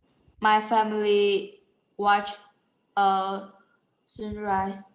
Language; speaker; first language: English; non-native, learner; Vietnamese